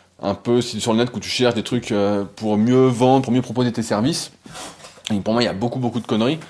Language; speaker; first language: French; native; French